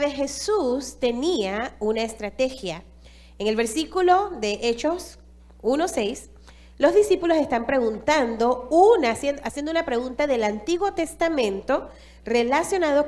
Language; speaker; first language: Spanish; non-native, fluent; English